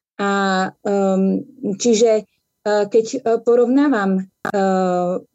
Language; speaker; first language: Slovak; native; Slovak